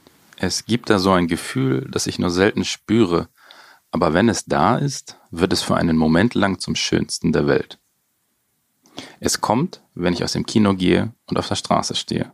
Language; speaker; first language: German; native; German